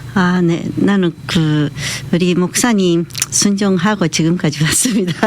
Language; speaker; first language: Korean; early bilingual, heritage; Japanese